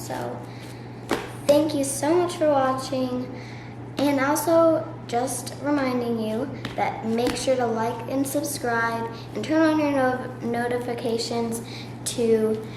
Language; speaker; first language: English; native; English